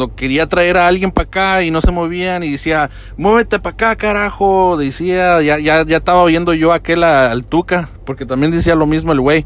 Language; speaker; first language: Spanish; early bilingual, heritage; Spanish